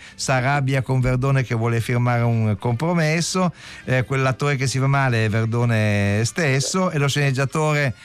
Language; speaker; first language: Italian; native; Italian